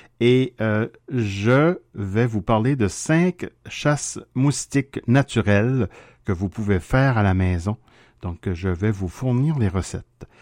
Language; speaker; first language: French; native; French